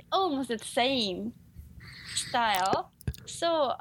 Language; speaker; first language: English; non-native, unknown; Japanese